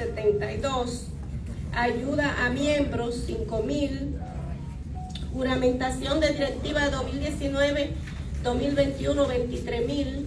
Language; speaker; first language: Spanish; native; Spanish